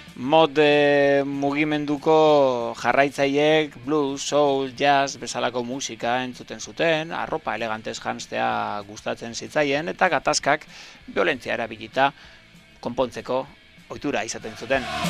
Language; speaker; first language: Basque; native; Basque